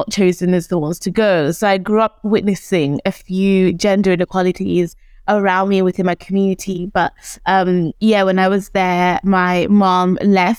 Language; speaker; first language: English; early bilingual, other home language; Shona